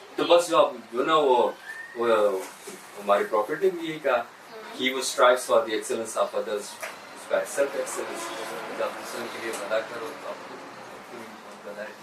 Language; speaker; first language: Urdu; non-native, local second language; Pashto